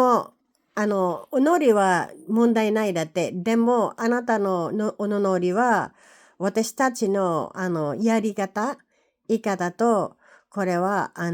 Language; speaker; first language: Japanese; non-native, learner; Filipino